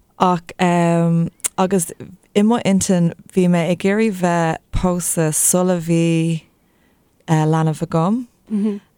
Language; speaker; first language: Irish; non-native, local second language; English